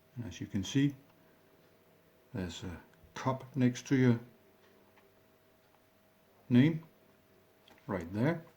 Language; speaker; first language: English; non-native, fluent; Danish